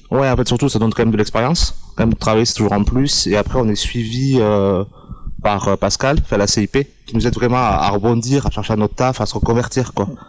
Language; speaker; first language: French; native; French